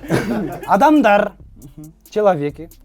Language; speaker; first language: Russian; non-native, local second language; Kazakh